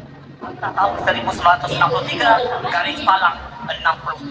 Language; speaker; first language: Malay; native; Malay